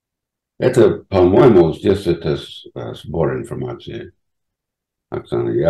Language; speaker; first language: Russian; non-native, fluent; English